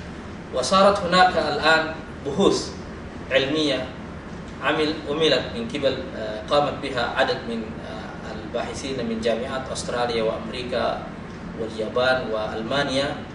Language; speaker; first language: Arabic; non-native, fluent; Indonesian